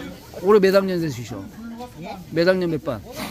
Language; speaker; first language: Korean; native; Korean